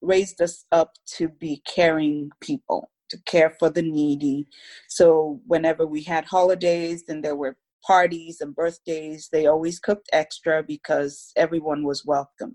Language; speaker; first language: English; non-native, local second language; Yoruba